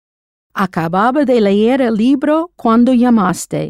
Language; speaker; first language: Spanish; non-native, fluent; English